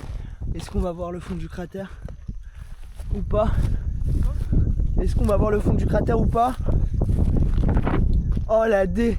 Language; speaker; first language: French; native; French